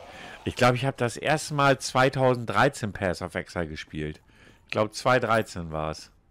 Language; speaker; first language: German; native; German